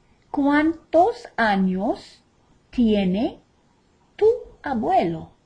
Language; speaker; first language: Spanish; non-native, fluent; English